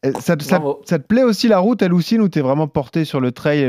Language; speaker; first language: French; native; French